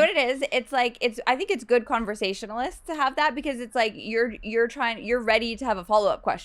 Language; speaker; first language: English; native; English